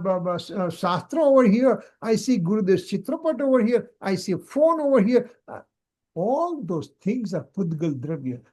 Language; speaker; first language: English; non-native, local second language; Gujarati